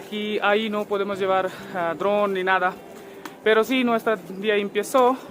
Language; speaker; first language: Spanish; non-native, learner; Hindi